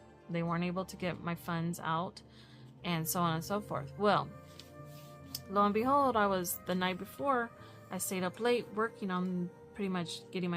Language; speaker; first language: English; native; English